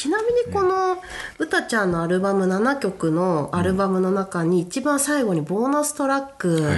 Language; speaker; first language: Japanese; native; Japanese